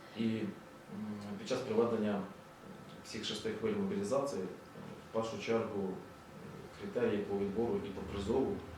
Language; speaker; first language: Ukrainian; native; Ukrainian